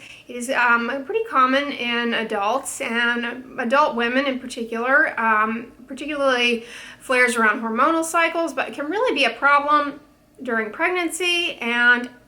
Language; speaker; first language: English; native; English